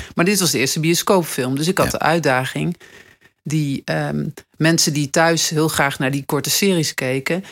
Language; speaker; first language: Dutch; native; Dutch